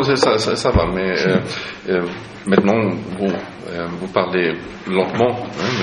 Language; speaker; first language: French; non-native, fluent; German